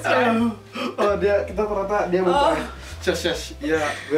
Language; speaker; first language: Russian; non-native, learner; Indonesian